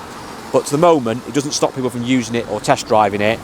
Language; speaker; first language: English; native; English